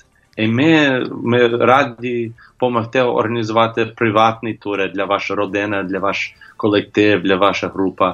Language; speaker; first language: Ukrainian; non-native, learner; English